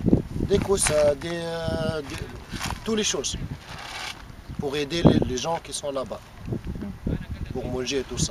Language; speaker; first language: French; non-native, local second language; Arabic